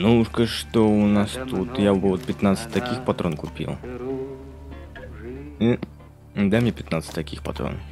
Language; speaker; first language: Russian; native; Russian